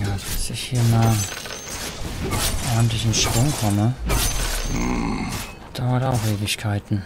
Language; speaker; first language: German; native; German